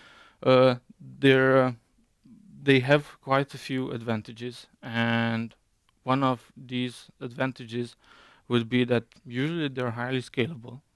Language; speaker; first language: English; non-native, fluent; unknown